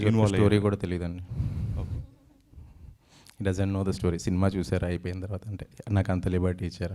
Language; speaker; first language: Telugu; native; Telugu